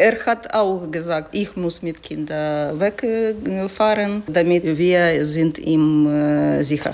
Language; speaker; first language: German; non-native, learner; Ukrainian